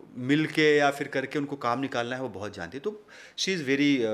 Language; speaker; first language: Hindi; native; Hindi